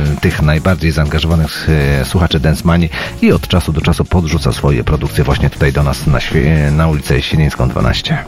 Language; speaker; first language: Polish; native; Polish